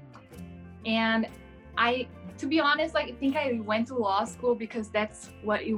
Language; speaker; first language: English; non-native, fluent; Portuguese